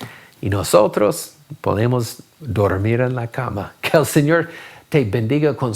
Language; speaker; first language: Spanish; non-native, fluent; English